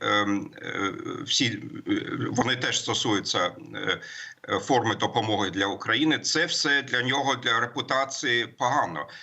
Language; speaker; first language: Ukrainian; non-native, fluent; German